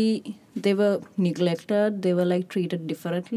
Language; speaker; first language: English; non-native, local second language; Sinhala